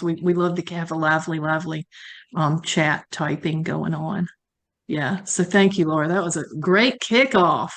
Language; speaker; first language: English; native; English